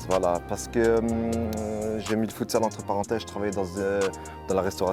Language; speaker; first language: French; native; French